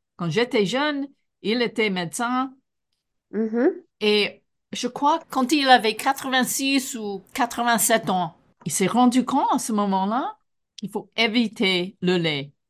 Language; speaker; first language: French; non-native, fluent; English